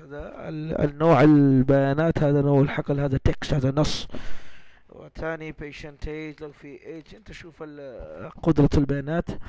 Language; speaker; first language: Arabic; non-native, learner; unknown